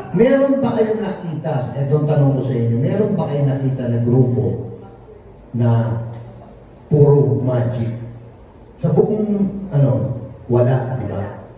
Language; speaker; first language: Filipino; native; Filipino